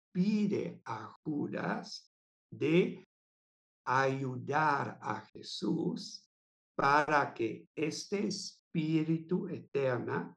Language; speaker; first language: Spanish; non-native, fluent; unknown